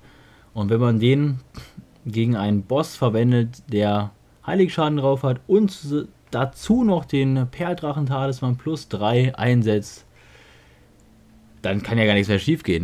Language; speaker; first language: German; native; German